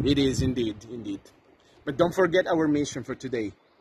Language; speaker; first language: English; non-native, fluent; Italian